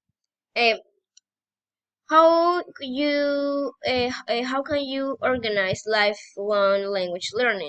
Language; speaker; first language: English; non-native, learner; Spanish